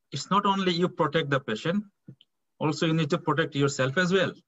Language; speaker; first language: English; non-native, local second language; Bangla